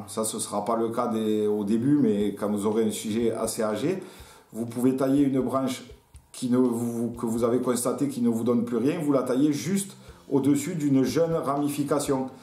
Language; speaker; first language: French; native; French